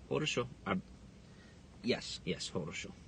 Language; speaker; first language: Russian; non-native, learner; English